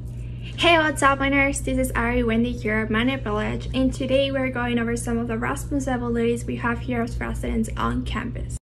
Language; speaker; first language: English; non-native, local second language; Spanish